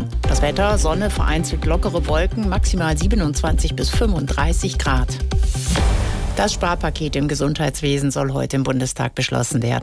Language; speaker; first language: German; native; German